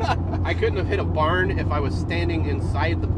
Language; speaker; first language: English; native; English